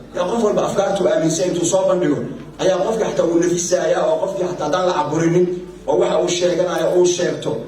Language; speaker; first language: Somali; native; Somali